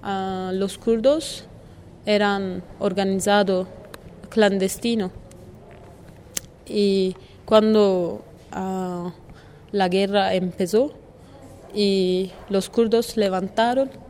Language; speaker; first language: Spanish; non-native, learner; Kurdish